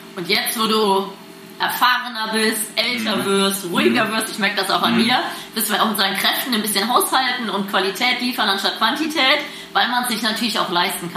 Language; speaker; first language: German; native; German